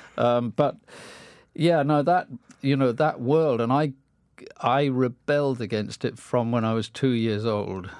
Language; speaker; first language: English; native; English